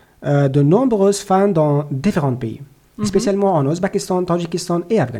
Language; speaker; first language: French; non-native, learner; Persian